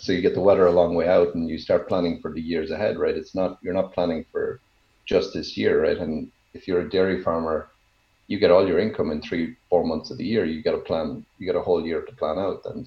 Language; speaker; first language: English; native; English